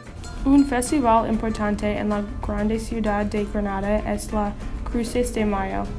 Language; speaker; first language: Spanish; non-native, learner; English